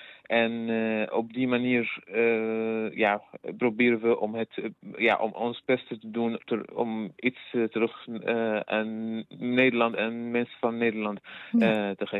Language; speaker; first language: Dutch; non-native, fluent; Arabic